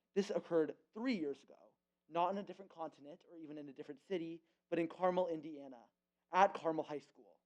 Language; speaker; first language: English; early bilingual, other home language; Urdu